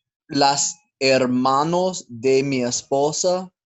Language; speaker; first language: Spanish; non-native, learner; English